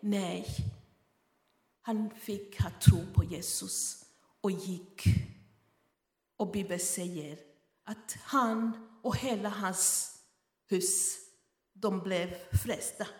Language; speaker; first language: Swedish; non-native, fluent; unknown